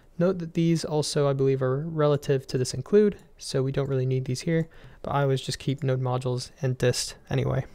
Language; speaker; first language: English; native; English